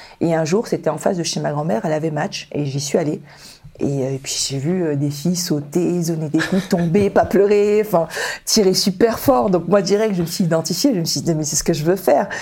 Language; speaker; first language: French; early bilingual, other home language; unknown